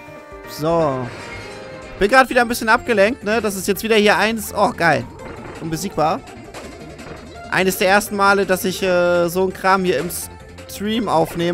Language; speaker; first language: German; native; German